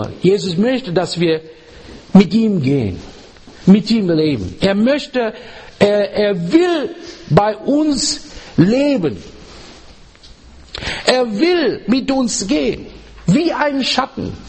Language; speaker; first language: German; non-native, learner; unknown